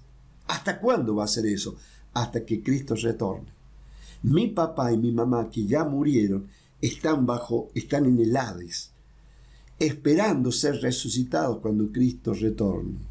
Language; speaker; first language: Spanish; native; Spanish